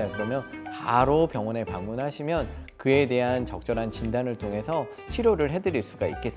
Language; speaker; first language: Korean; native; Korean